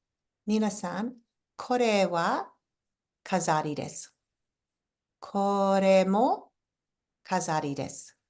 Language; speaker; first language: Japanese; non-native, fluent; English